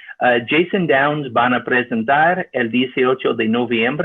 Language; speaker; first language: Spanish; non-native, learner; English